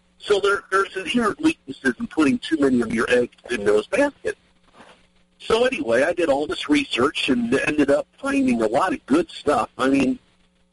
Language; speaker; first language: English; native; English